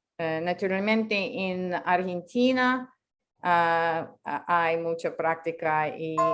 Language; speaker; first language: Spanish; non-native, learner; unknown